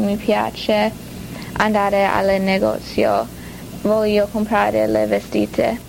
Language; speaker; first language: Italian; non-native, learner; English